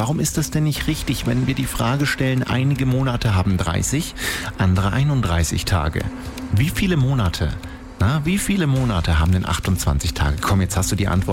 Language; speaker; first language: German; native; German